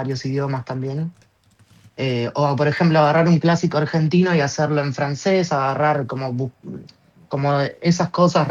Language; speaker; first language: Spanish; native; Spanish